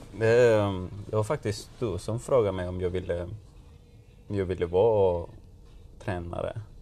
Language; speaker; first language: Swedish; non-native, learner; Spanish